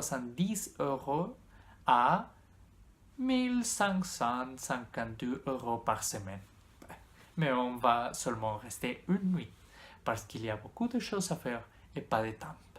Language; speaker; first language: French; non-native, learner; Spanish